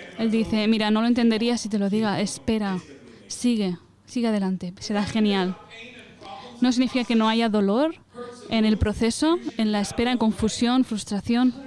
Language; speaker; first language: Spanish; non-native, fluent; English